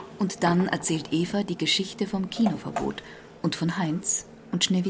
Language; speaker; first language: German; native; German